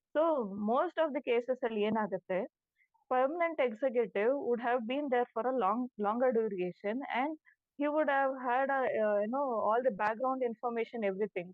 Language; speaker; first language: English; non-native, local second language; Kannada